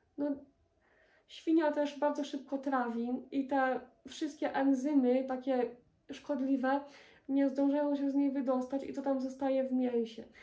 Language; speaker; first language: Polish; native; Polish